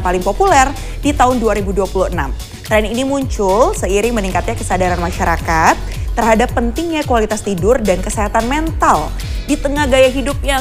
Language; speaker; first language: Indonesian; native; Indonesian